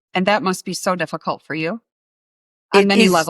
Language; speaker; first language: English; native; English